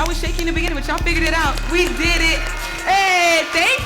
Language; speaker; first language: English; native; English